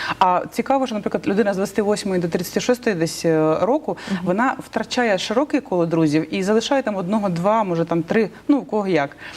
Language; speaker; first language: Ukrainian; non-native, local second language; Russian